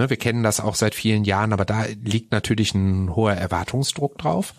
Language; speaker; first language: German; native; German